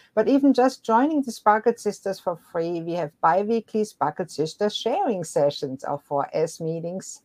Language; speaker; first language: English; non-native, fluent; German